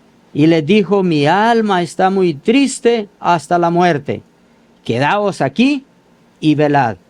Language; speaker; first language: Spanish; native; Spanish